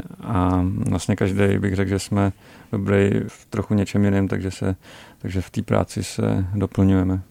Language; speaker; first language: Czech; native; Czech